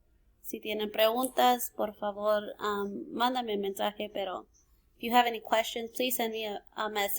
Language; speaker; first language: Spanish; early bilingual, heritage; Spanish